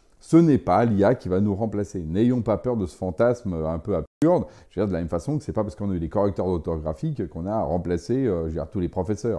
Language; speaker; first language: French; native; French